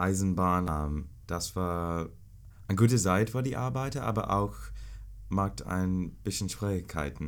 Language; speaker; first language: German; non-native, learner; English